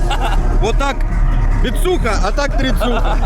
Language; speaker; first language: Russian; native; Russian